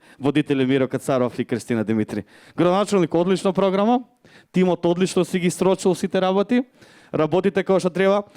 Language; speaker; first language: Macedonian; native; Macedonian